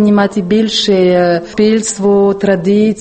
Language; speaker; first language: Ukrainian; non-native, learner; French